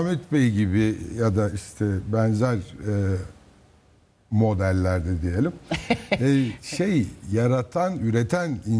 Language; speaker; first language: Turkish; native; Turkish